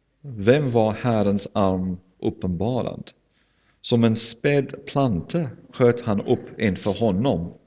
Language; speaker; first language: Swedish; non-native, fluent; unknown